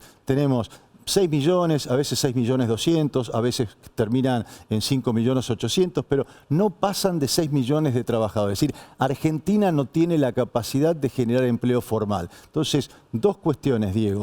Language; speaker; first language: Spanish; native; Spanish